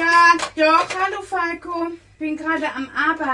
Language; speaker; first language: German; native; German